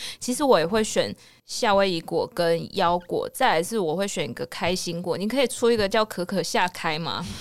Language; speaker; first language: Chinese; native; Chinese